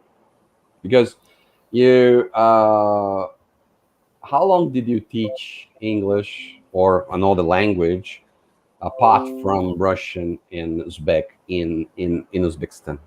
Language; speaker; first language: English; non-native, fluent; Portuguese